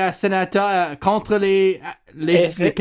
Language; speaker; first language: French; non-native, learner; English